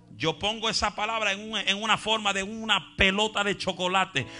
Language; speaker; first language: Spanish; native; Spanish